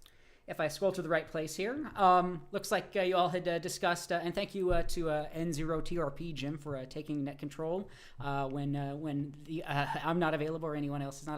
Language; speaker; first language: English; native; English